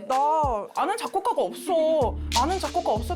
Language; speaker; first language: Korean; native; Korean